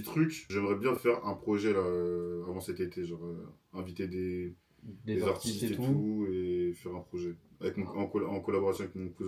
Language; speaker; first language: French; native; French